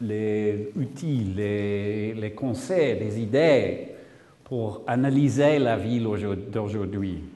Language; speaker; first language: French; non-native, learner; English